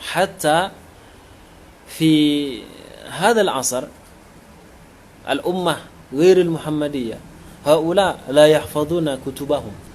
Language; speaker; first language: Arabic; non-native, fluent; Indonesian